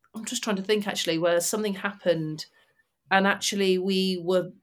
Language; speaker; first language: English; native; English